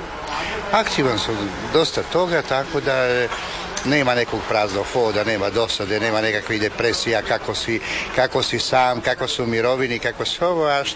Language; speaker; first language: Serbian; native; Serbian